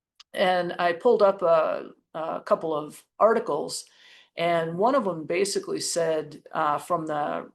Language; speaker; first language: English; native; English